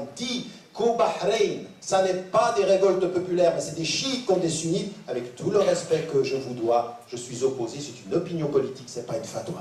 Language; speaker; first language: French; native; French